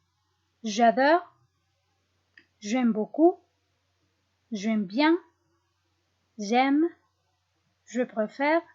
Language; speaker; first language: French; non-native, fluent; Spanish